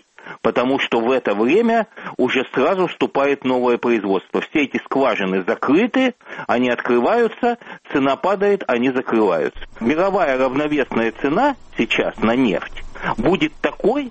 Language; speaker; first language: Russian; native; Russian